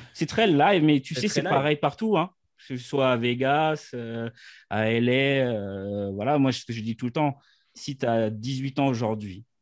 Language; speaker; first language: French; native; French